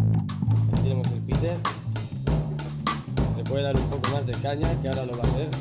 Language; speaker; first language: Spanish; native; Spanish